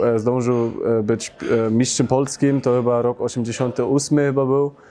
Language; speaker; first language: Polish; early bilingual, heritage; Polish